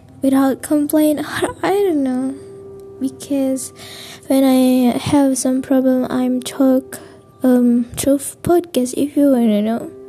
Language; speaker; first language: English; non-native, learner; Indonesian